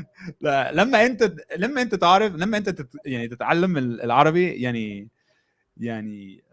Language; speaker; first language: Arabic; non-native, fluent; English